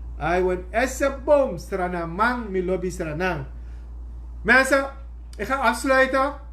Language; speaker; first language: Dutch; native; Dutch